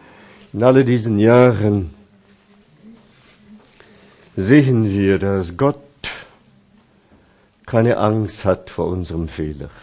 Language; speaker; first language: German; non-native, fluent; Chinese